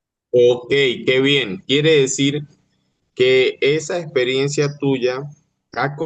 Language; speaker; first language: Spanish; native; Spanish